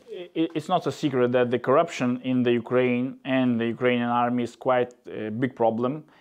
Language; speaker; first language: English; non-native, learner; Lithuanian